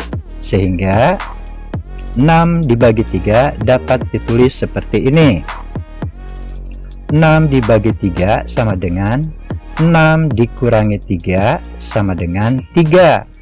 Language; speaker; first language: Indonesian; native; Indonesian